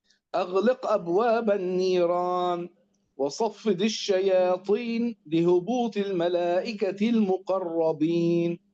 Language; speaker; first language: Arabic; native; Arabic